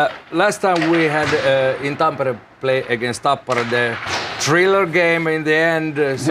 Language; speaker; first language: English; non-native, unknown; Finnish